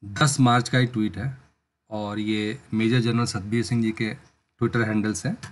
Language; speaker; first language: Hindi; native; Hindi